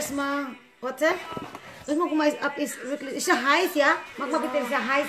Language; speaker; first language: German; non-native, learner; Cebuano